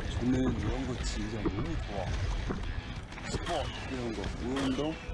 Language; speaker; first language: Korean; non-native, learner; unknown